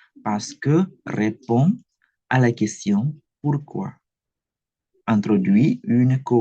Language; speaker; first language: French; non-native, fluent; Indonesian